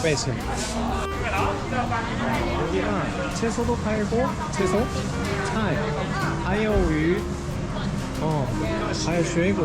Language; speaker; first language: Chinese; non-native, fluent; Korean